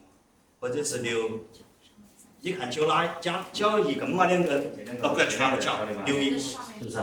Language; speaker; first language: Chinese; native; Chinese